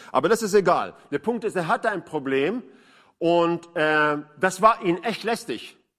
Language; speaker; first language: German; non-native, fluent; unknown